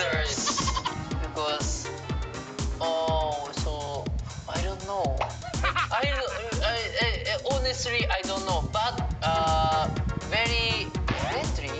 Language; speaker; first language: English; non-native, learner; Japanese